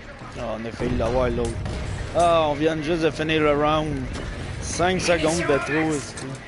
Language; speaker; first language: French; native; French